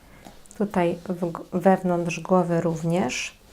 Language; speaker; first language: Polish; native; Polish